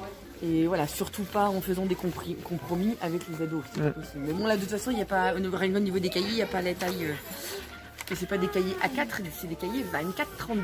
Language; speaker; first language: French; native; French